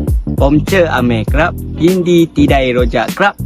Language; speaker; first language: Thai; non-native, learner; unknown